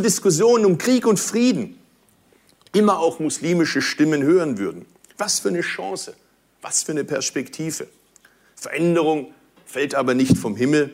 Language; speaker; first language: German; early bilingual, other home language; Turkish